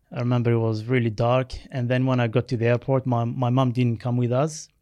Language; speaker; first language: English; non-native, fluent; Berber languages